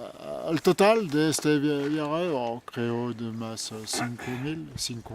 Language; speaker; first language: Spanish; non-native, learner; French